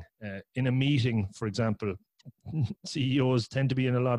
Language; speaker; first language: English; native; English